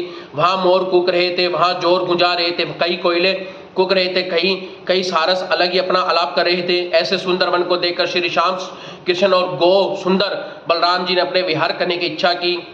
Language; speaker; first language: Hindi; native; Hindi